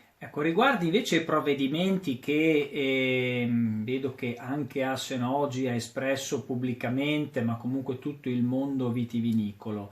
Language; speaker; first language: Italian; native; Italian